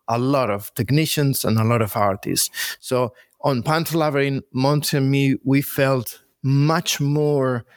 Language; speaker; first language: English; non-native, fluent; Spanish